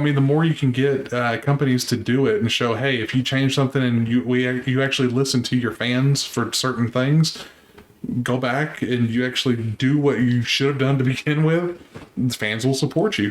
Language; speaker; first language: English; native; English